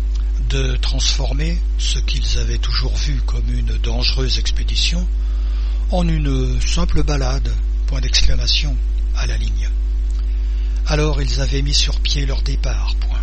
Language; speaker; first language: French; native; French